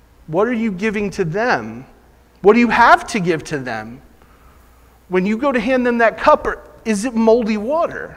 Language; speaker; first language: English; native; English